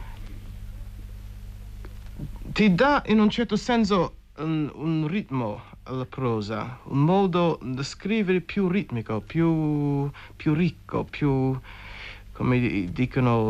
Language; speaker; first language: Italian; non-native, fluent; English